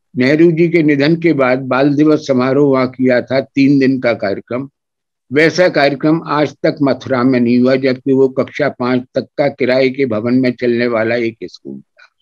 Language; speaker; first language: Hindi; native; Hindi